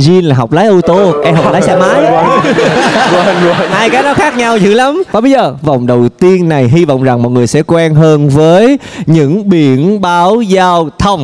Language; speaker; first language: Vietnamese; native; Vietnamese